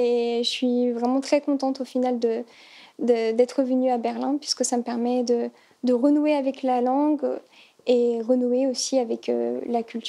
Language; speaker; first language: French; native; French